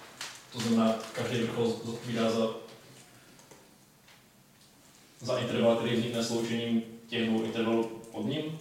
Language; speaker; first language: Czech; native; Czech